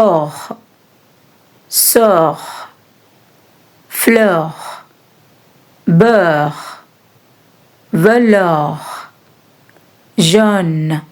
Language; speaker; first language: French; non-native, fluent; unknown